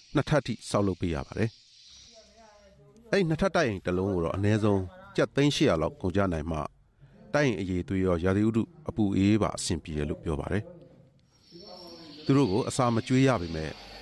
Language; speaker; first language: Burmese; native; Burmese